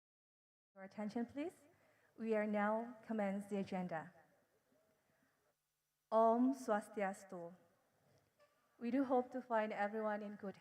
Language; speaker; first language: English; non-native, learner; Indonesian